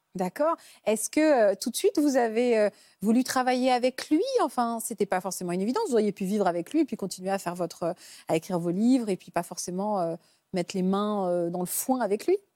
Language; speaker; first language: French; native; French